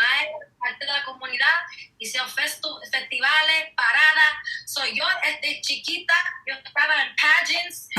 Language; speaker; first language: Spanish; early bilingual, heritage; Spanish